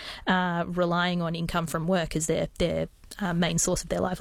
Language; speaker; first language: English; native; English